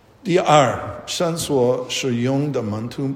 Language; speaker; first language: Chinese; non-native, fluent; English